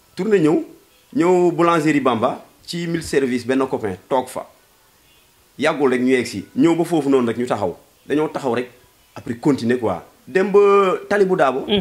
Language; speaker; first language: Wolof; non-native, local second language; Jola-Fonyi